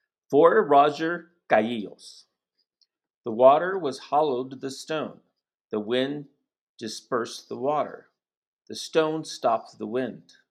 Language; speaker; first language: English; native; English